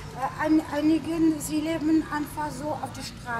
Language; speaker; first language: German; non-native, fluent; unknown